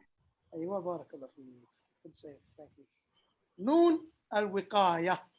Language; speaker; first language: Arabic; non-native, fluent; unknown